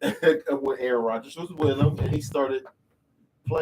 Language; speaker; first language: English; native; English